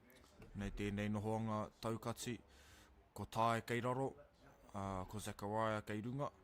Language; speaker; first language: Māori; non-native, local second language; English